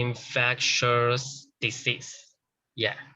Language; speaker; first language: English; non-native, learner; Chinese